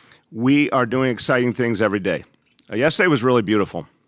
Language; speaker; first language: English; native; English